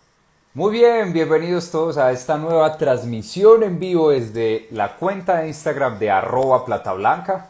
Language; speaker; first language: Spanish; native; Spanish